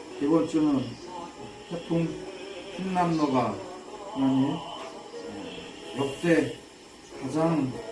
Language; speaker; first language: Korean; native; Korean